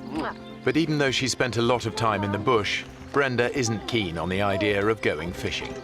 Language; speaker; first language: English; native; English